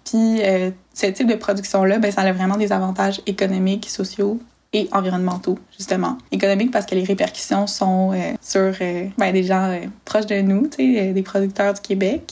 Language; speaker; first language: French; native; French